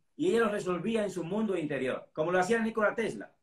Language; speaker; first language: Spanish; native; Spanish